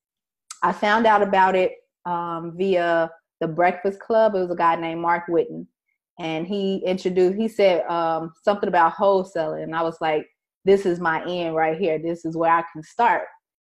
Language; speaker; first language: English; native; English